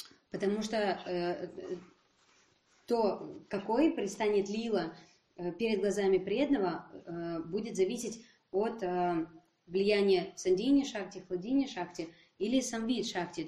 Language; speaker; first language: Russian; native; Russian